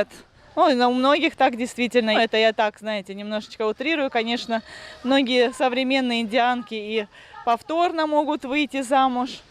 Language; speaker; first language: Russian; native; Russian